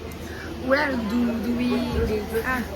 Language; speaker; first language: English; non-native, learner; French